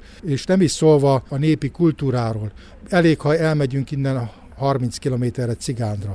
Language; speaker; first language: Hungarian; native; Hungarian